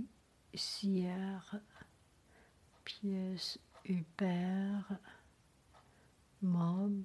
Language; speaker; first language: French; non-native, learner; Chinese